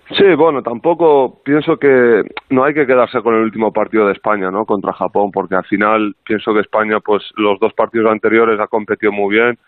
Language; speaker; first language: Spanish; non-native, fluent; Arabic